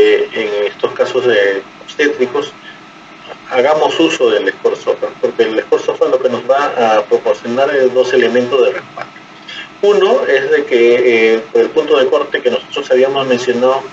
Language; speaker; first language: Spanish; native; Spanish